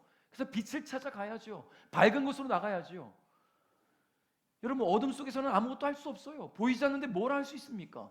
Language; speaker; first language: Korean; native; Korean